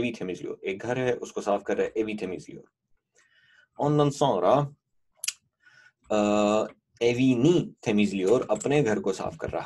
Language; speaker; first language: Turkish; non-native, fluent; Urdu